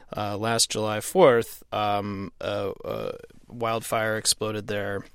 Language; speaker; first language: English; native; English